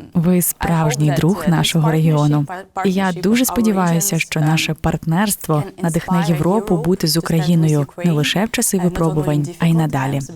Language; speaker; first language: Ukrainian; native; Ukrainian